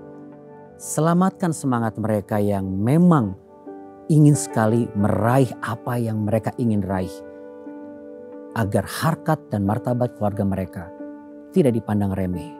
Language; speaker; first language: Indonesian; native; Indonesian